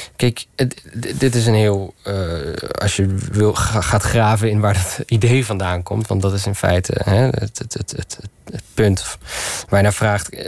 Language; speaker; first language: Dutch; early bilingual, other home language; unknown